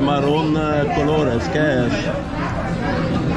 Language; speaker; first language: Spanish; non-native, learner; Dutch